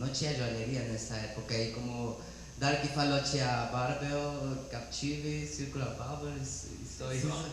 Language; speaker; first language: Portuguese; non-native, learner; Spanish